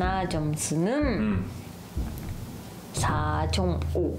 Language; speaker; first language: Korean; non-native, learner; Japanese